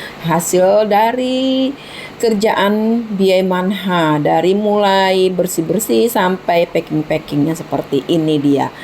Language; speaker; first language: Indonesian; non-native, local second language; Minangkabau